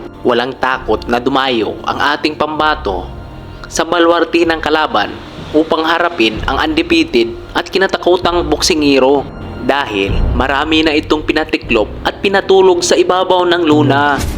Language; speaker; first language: Filipino; native; Filipino